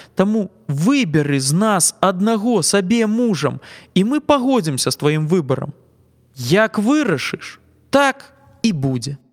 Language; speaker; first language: Belarusian; native; Belarusian